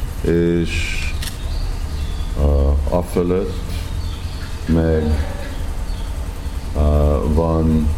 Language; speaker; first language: Hungarian; early bilingual, heritage; Hungarian